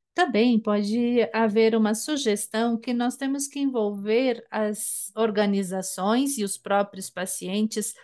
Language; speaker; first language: Portuguese; non-native, fluent; German